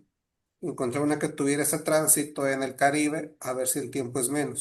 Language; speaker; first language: Spanish; native; Spanish